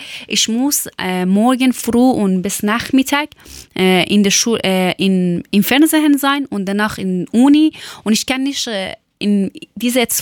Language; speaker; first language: German; non-native, learner; Persian